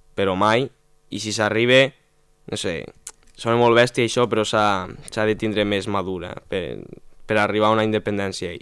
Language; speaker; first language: Catalan; non-native, local second language; Spanish